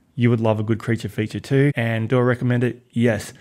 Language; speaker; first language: English; native; English